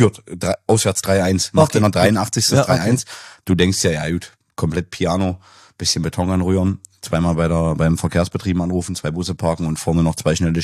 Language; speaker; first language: German; native; German